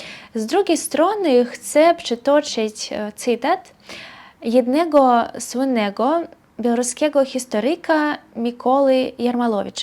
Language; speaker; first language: Polish; non-native, fluent; Belarusian